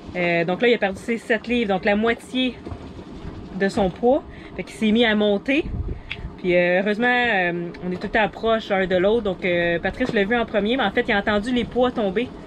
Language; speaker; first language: French; native; French